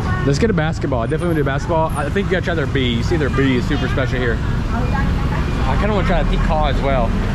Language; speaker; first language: English; native; English